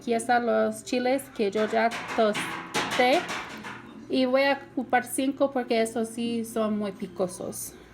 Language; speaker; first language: Spanish; non-native, learner; English